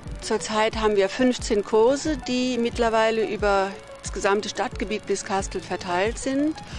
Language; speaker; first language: German; native; German